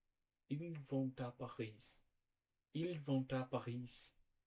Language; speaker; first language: French; non-native, learner; Portuguese